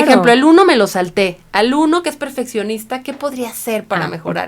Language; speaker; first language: Spanish; native; Spanish